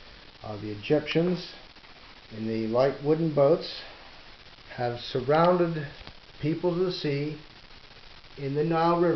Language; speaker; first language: English; native; English